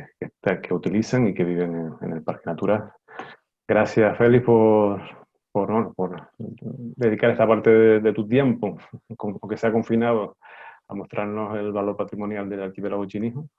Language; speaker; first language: Spanish; native; Spanish